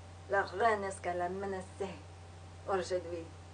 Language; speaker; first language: French; non-native, learner; English